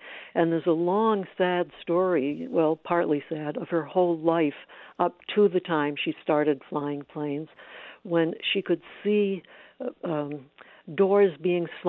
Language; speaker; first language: English; native; English